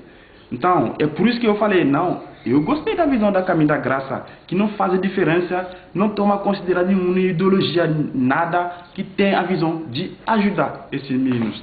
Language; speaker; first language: Portuguese; non-native, fluent; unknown